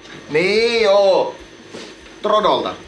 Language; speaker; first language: Finnish; native; Finnish